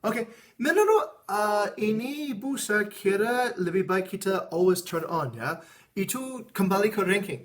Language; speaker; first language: Indonesian; non-native, fluent; English